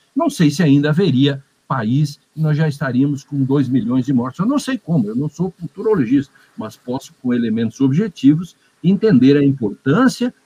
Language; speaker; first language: Portuguese; native; Portuguese